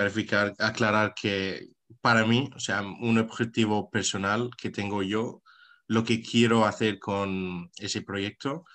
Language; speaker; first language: Spanish; non-native, local second language; Arabic